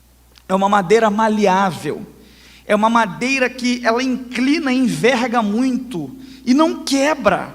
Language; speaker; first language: Portuguese; native; Portuguese